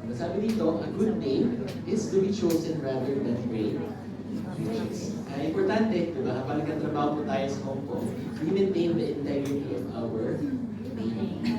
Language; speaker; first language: Filipino; native; Filipino